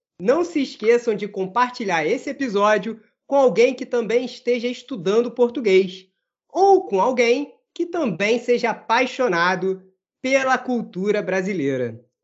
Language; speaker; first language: Portuguese; native; Portuguese